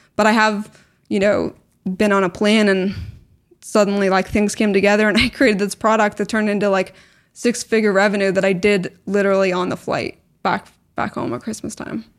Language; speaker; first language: English; native; English